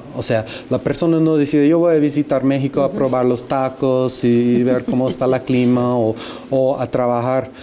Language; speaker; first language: Spanish; non-native, fluent; English